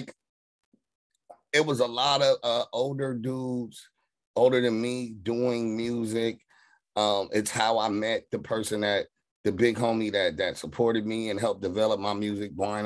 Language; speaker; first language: English; native; English